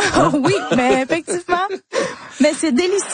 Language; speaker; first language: French; early bilingual, other home language; Spanish